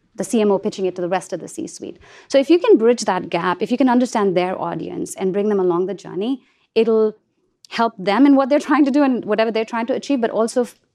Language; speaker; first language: English; non-native, local second language; Hindi